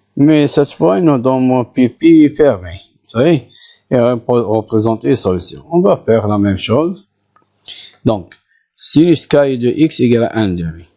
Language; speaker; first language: French; non-native, local second language; Arabic